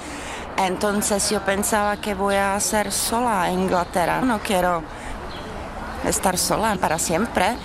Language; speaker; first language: Spanish; non-native, learner; Czech